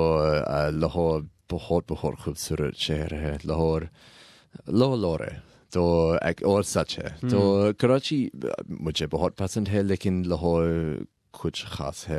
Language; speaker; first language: Hindi; non-native, learner; English